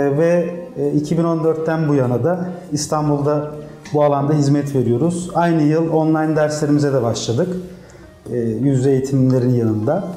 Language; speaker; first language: Turkish; early bilingual, heritage; Turkish